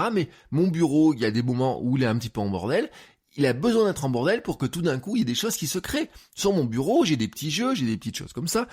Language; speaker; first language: French; native; French